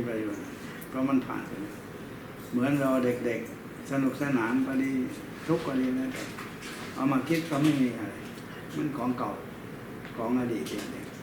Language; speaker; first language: Thai; native; Thai